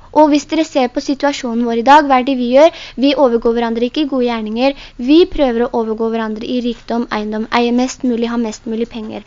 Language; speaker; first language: Norwegian; early bilingual, other home language; Urdu